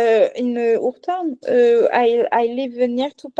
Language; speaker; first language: English; non-native, learner; French